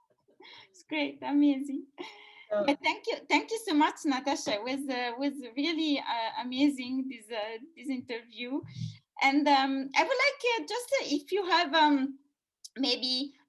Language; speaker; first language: English; non-native, fluent; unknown